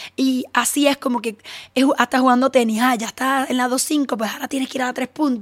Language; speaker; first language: Spanish; early bilingual, heritage; Spanish